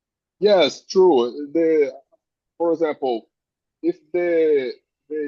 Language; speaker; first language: English; non-native, learner; Portuguese